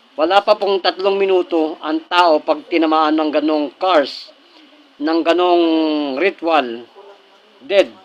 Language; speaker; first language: Filipino; non-native, local second language; Cebuano